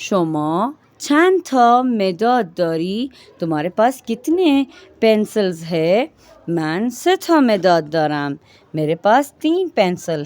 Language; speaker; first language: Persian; non-native, fluent; Urdu